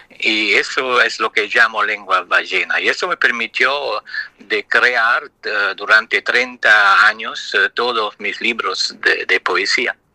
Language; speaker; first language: Spanish; non-native, fluent; Italian